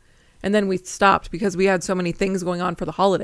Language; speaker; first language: English; native; English